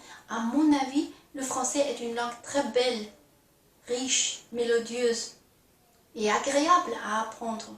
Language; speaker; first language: French; non-native, fluent; Chinese